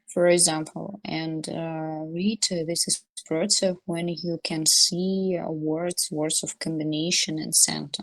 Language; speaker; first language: English; non-native, learner; Russian